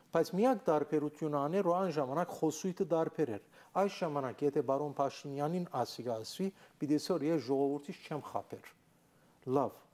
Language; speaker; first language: Armenian; native; Armenian